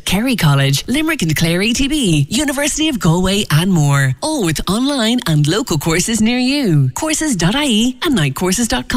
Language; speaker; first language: English; native; English